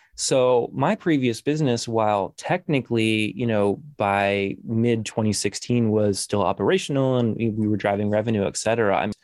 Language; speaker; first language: English; native; English